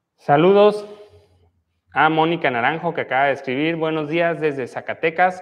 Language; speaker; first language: Spanish; native; Spanish